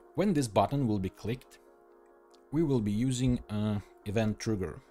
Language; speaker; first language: English; non-native, fluent; Russian